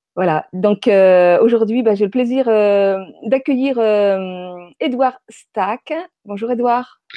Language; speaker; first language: French; native; French